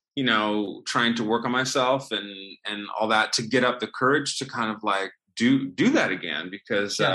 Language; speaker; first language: English; native; English